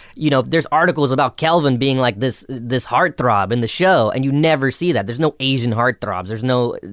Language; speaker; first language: English; early bilingual, other home language; Hindi